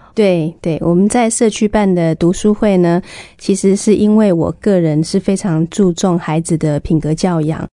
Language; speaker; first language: Chinese; native; Chinese